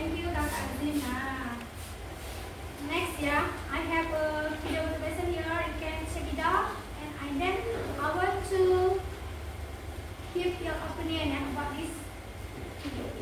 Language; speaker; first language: English; non-native, learner; Indonesian